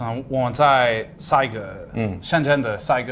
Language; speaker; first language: Chinese; non-native, learner; English